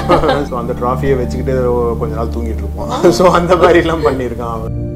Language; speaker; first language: Tamil; native; Tamil